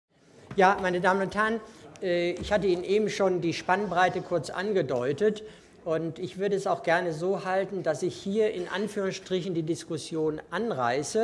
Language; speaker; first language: German; native; German